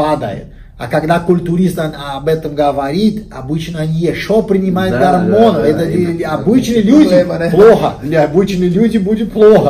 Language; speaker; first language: Russian; non-native, learner; Portuguese